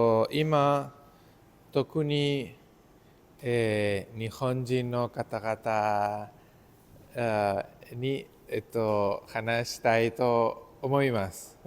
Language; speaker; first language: Japanese; non-native, learner; Spanish